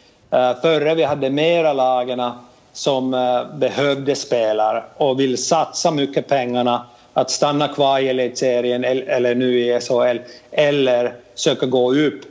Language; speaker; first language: Swedish; non-native, fluent; Finnish